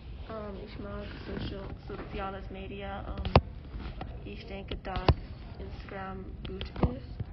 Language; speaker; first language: German; non-native, learner; English